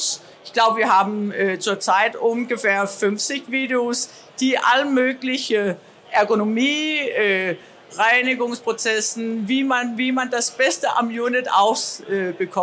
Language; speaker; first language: German; non-native, learner; Danish